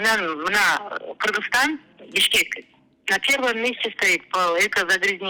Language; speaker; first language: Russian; non-native, local second language; Kyrgyz